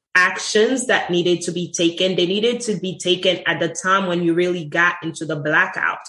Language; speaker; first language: English; non-native, fluent; Haitian Creole